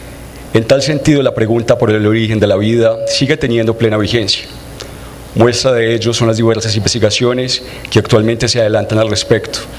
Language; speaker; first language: Spanish; native; Spanish